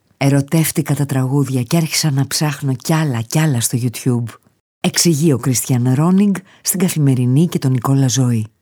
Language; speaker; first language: Greek; native; Greek